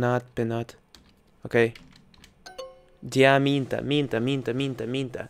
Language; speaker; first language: Indonesian; non-native, learner; Russian